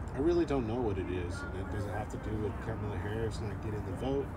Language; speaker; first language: English; native; English